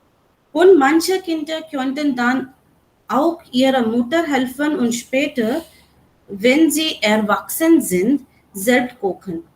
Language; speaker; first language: German; non-native, learner; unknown